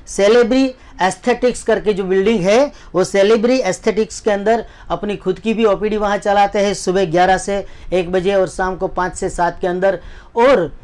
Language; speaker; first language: Hindi; non-native, local second language; Gujarati